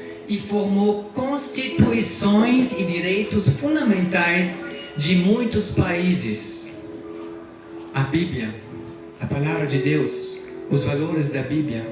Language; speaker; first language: Portuguese; non-native, fluent; German